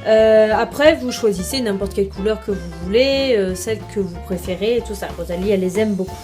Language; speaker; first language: French; native; French